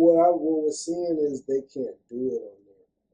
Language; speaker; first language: English; native; English